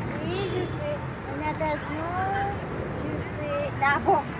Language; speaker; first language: French; non-native, learner; Spanish